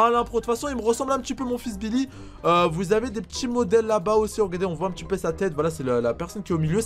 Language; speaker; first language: French; native; French